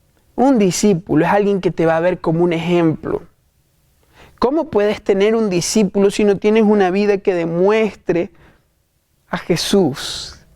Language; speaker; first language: Spanish; native; Spanish